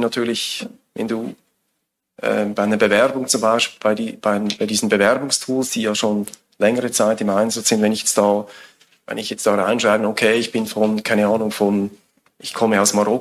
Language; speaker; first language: German; native; German